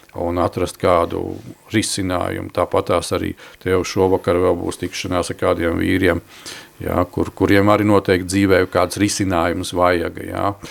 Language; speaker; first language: Latvian; native; Latvian